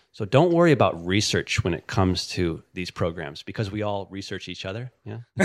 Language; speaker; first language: English; native; English